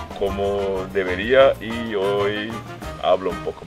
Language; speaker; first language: Spanish; non-native, fluent; Portuguese